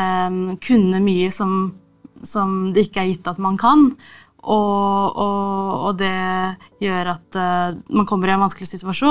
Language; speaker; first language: Norwegian; native; Norwegian